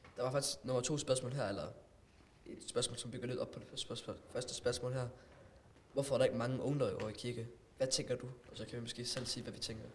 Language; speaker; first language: Danish; non-native, local second language; German